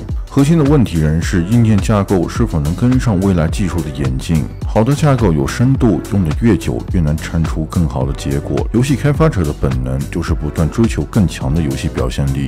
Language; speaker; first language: Chinese; native; Chinese